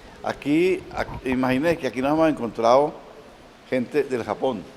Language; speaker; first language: Spanish; native; Spanish